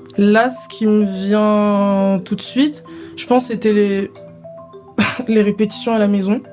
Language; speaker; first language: French; early bilingual, other home language; Lingala